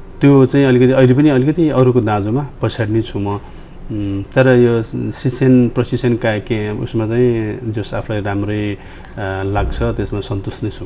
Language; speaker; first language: Nepali; non-native, local second language; Newari